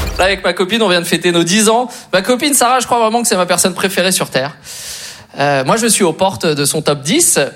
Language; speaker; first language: French; native; French